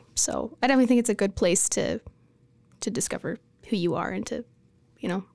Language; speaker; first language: English; native; English